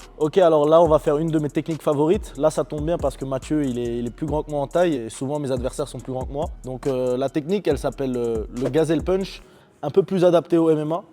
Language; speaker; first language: French; early bilingual, other home language; Chechen